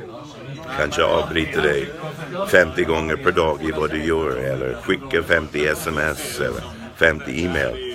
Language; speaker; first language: Swedish; non-native, fluent; English